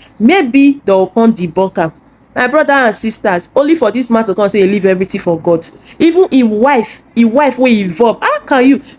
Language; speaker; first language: Nigerian Pidgin; native; Nigerian Pidgin